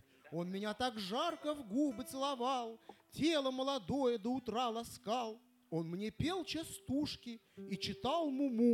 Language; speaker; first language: Russian; native; Russian